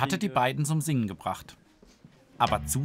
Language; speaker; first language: German; native; German